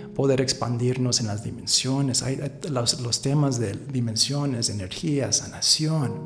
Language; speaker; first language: Spanish; early bilingual, heritage; Spanish